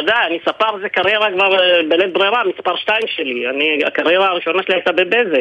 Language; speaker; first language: Hebrew; early bilingual, other home language; Arabic